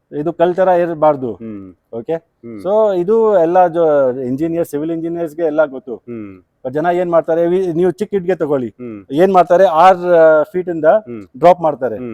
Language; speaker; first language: Kannada; non-native, local second language; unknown